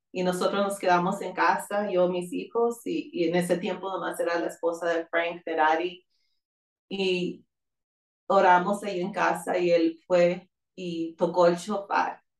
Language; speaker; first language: Spanish; early bilingual, heritage; Spanish